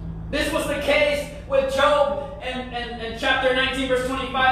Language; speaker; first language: English; early bilingual, other home language; Spanish